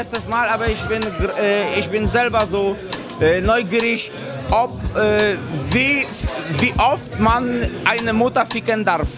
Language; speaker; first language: German; non-native, fluent; Polish